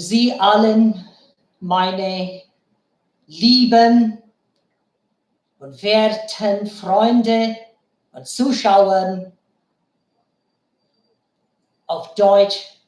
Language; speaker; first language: German; non-native, fluent; Bangla